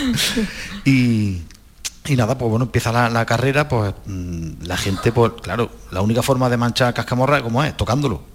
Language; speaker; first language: Spanish; native; Spanish